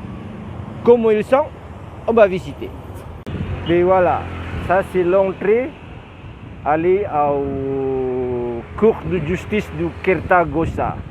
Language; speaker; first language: French; non-native, learner; Indonesian